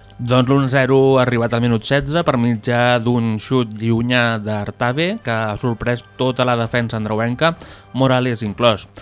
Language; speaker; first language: Catalan; native; Catalan